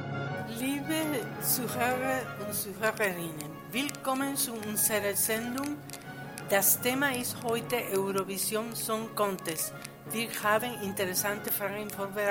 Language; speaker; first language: German; non-native, learner; Spanish